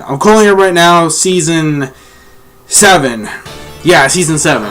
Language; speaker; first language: English; native; English